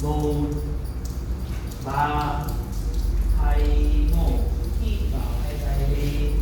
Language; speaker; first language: Vietnamese; non-native, fluent; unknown